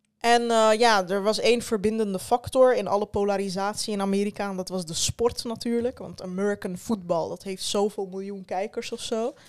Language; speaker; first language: Dutch; early bilingual, other home language; Turkish